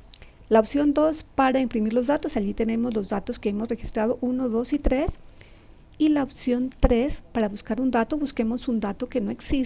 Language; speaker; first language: Spanish; native; Spanish